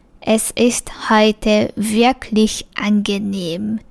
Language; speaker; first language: German; non-native, fluent; Japanese